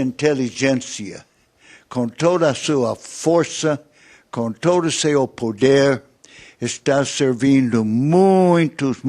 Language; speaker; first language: Portuguese; non-native, fluent; English